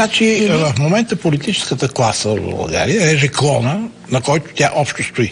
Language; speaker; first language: Bulgarian; native; Bulgarian